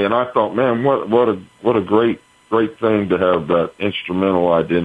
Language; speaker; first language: English; native; English